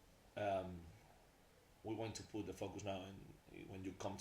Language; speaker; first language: English; non-native, learner; Spanish